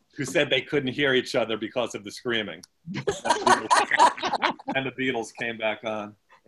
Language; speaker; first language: English; native; English